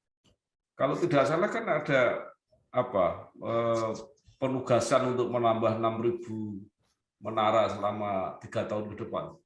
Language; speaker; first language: Indonesian; native; Indonesian